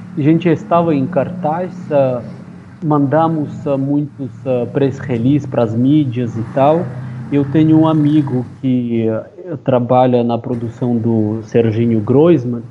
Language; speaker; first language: Portuguese; non-native, fluent; Armenian